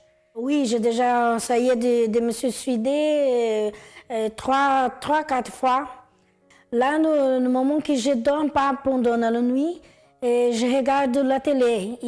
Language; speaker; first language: French; non-native, learner; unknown